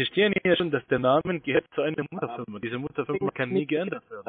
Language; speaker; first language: German; non-native, fluent; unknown